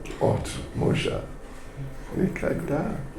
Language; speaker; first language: Russian; non-native, learner; English